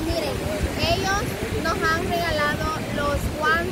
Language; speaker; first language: Spanish; native; Spanish